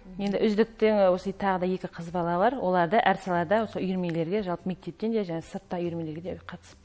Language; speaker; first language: Kazakh; native; Kazakh